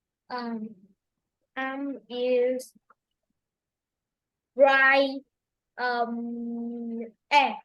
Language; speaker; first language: English; non-native, learner; Vietnamese